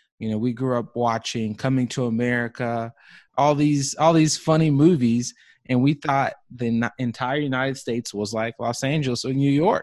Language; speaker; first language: English; early bilingual, other home language; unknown